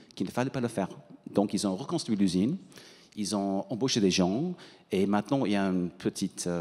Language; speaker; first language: French; non-native, fluent; English